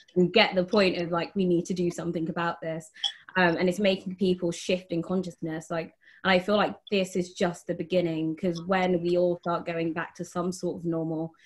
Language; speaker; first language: English; native; English